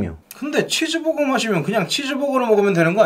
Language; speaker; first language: Korean; native; Korean